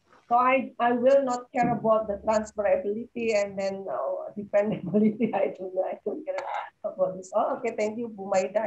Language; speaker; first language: English; non-native, fluent; Indonesian